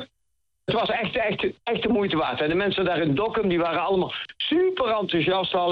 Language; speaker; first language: Dutch; native; Dutch